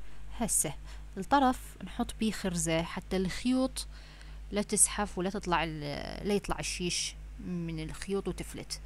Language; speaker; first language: Arabic; native; Arabic